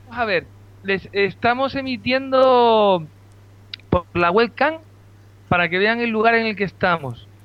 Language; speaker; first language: Spanish; native; Spanish